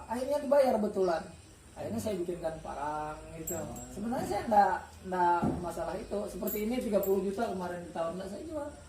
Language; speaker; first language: Indonesian; non-native, local second language; Banjar